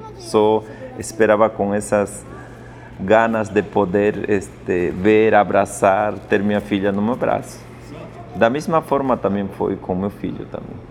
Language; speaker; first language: Portuguese; non-native, fluent; Spanish